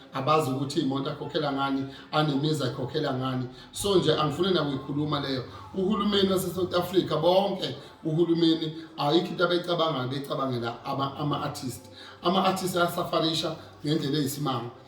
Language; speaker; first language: Zulu; native; Zulu